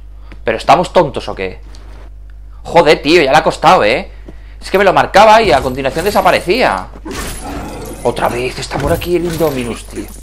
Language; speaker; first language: Spanish; native; Spanish